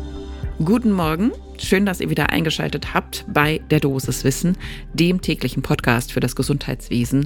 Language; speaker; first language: German; native; German